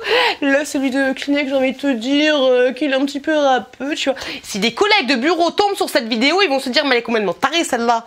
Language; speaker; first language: French; native; French